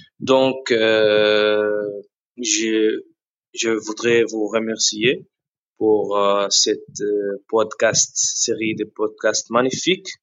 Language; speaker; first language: French; non-native, learner; Arabic